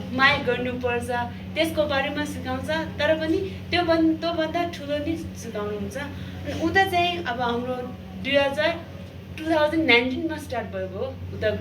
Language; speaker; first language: Nepali; non-native, local second language; Tibetan